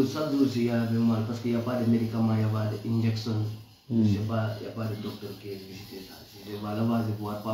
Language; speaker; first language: French; non-native, learner; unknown